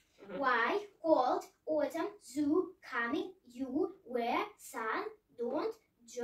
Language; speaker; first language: English; non-native, learner; Russian